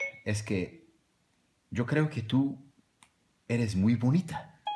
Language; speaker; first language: Spanish; non-native, learner; Portuguese